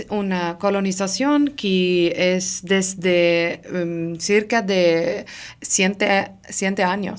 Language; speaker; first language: Spanish; non-native, learner; Arabic